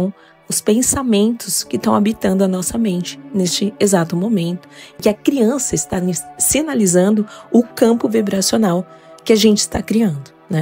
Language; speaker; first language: Portuguese; native; Portuguese